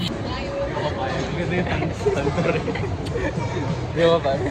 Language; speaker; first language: Filipino; native; Filipino